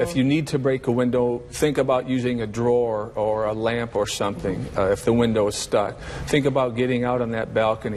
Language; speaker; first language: English; native; English